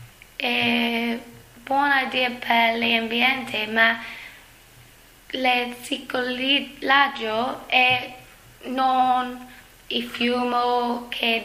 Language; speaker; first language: Italian; non-native, learner; English